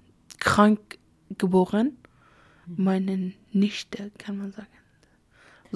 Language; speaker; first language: German; non-native, learner; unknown